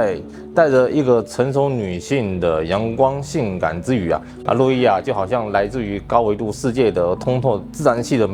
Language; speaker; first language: Chinese; native; Chinese